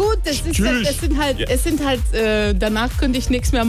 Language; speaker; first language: German; native; German